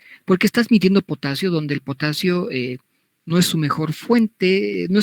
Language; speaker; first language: Spanish; native; Spanish